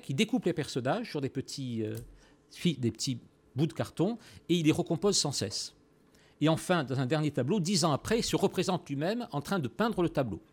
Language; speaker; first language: French; native; French